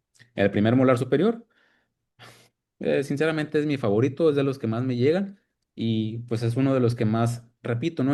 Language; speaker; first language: Spanish; native; Spanish